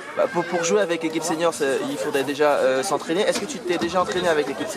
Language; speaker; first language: French; native; French